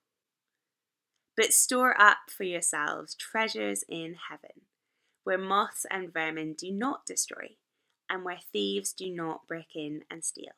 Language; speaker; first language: English; native; English